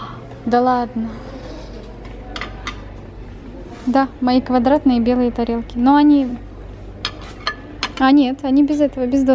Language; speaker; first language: Russian; native; Russian